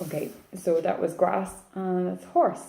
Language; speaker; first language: English; native; English